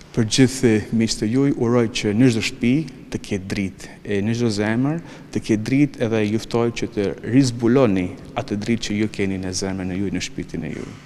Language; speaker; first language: Albanian; native; Albanian